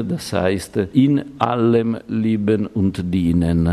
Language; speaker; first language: German; non-native, fluent; Italian